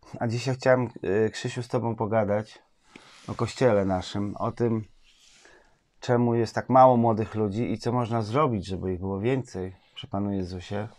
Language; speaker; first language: Polish; native; Polish